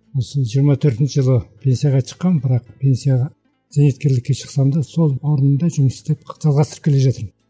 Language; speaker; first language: Kazakh; early bilingual, heritage; Kazakh